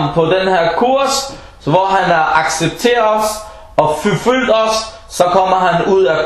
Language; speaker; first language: Danish; non-native, fluent; Arabic